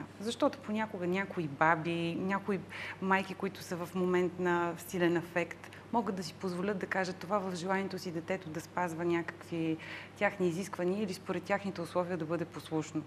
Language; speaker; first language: Bulgarian; native; Bulgarian